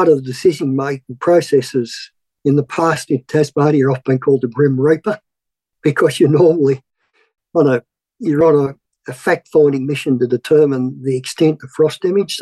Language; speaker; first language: English; native; English